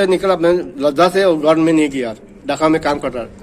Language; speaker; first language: Hindi; non-native, learner; Bangla